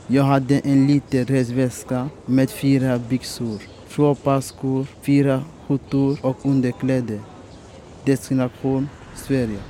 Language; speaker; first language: Swedish; non-native, fluent; French